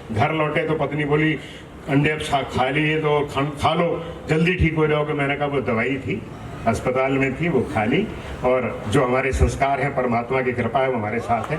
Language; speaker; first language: Hindi; non-native, local second language; Punjabi